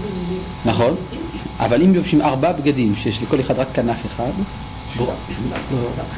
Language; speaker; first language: Hebrew; native; Hebrew